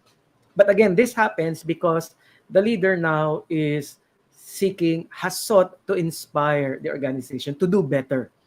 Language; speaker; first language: English; non-native, local second language; Filipino